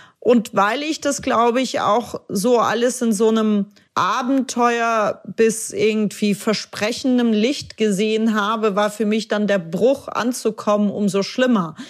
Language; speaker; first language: German; early bilingual, other home language; Russian